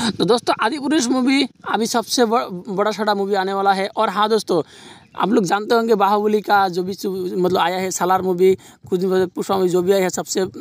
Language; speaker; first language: Hindi; native; Hindi